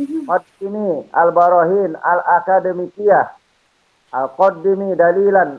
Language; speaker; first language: Arabic; non-native, fluent; Indonesian